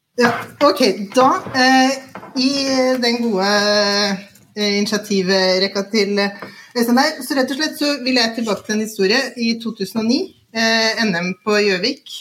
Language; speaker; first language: Norwegian; native; Norwegian